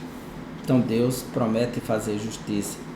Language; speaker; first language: Portuguese; native; Portuguese